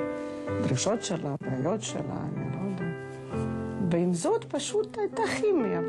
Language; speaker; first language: Hebrew; non-native, fluent; Russian